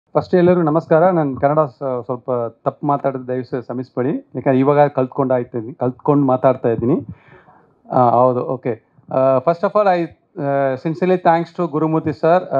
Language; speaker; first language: Kannada; non-native, fluent; Tamil